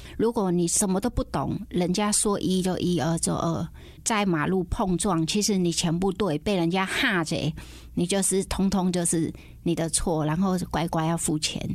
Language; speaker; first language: Chinese; non-native, fluent; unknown